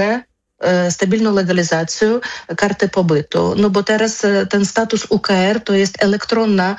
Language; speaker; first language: Polish; non-native, fluent; Ukrainian